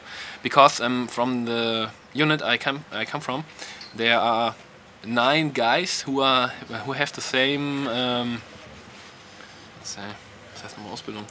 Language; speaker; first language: English; non-native, fluent; German